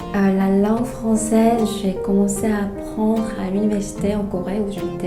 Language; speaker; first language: French; non-native, fluent; Korean